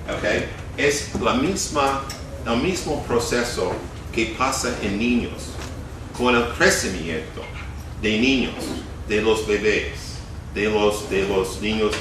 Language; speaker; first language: Spanish; non-native, fluent; English